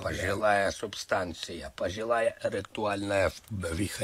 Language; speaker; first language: Russian; native; Russian